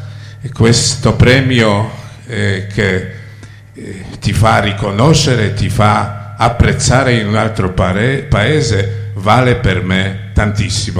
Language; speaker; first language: Italian; non-native, fluent; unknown